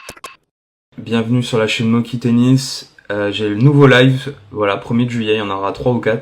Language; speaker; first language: French; native; French